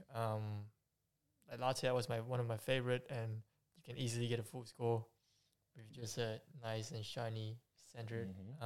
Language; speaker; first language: English; non-native, local second language; Chinese